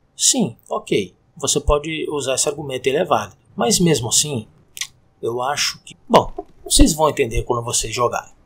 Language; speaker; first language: Portuguese; native; Portuguese